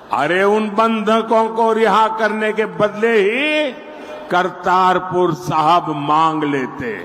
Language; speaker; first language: Hindi; non-native, local second language; Gujarati